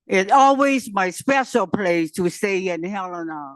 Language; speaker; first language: English; non-native, learner; Chinese